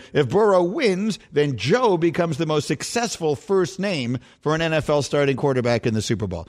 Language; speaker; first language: English; native; English